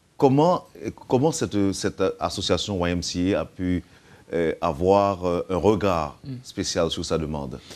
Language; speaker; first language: French; non-native, local second language; Haitian Creole